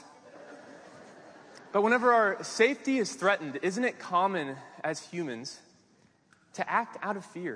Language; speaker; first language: English; native; English